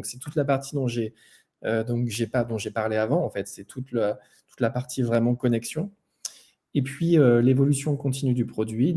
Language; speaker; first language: French; native; French